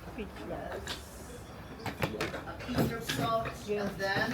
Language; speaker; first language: English; non-native, learner; Thai